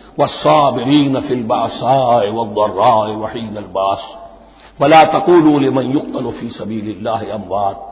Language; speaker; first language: Urdu; native; Urdu